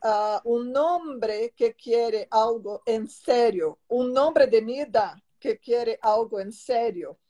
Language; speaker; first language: Spanish; non-native, learner; Portuguese